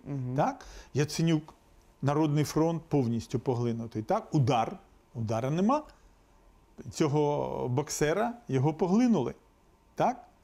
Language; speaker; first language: Ukrainian; non-native, local second language; Russian